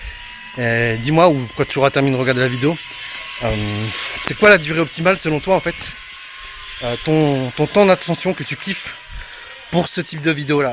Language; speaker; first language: French; native; French